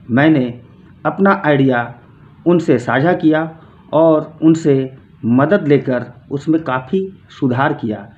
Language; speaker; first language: Hindi; native; Hindi